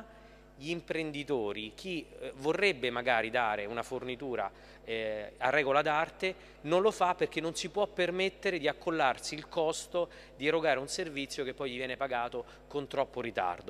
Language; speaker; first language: Italian; native; Italian